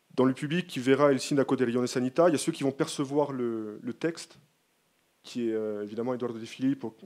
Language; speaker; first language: French; native; French